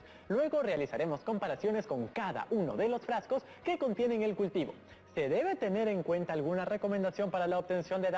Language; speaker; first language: Spanish; native; Spanish